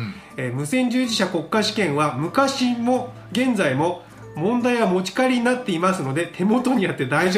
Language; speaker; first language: Japanese; native; Japanese